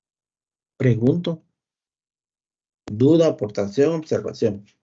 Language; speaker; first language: Spanish; native; Spanish